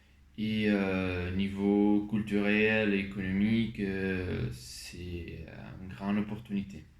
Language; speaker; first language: French; non-native, learner; Spanish